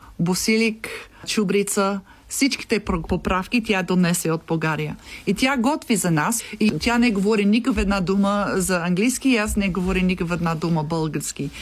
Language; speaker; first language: Bulgarian; non-native, learner; English